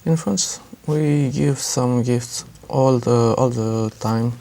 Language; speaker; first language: English; non-native, learner; French